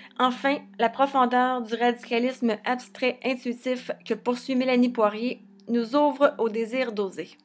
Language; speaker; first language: French; native; French